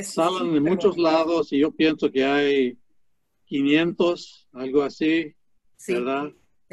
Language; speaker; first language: Spanish; non-native, fluent; English